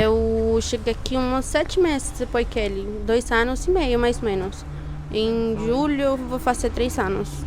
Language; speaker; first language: Portuguese; non-native, fluent; Spanish